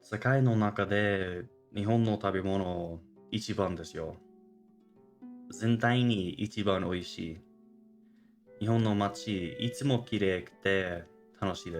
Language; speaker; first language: Japanese; non-native, learner; English